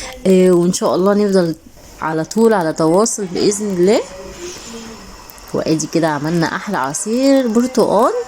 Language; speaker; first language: Arabic; native; Arabic